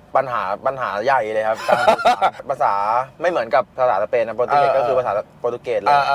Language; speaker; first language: Thai; native; Thai